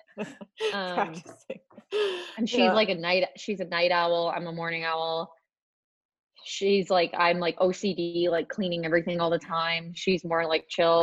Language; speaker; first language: English; native; English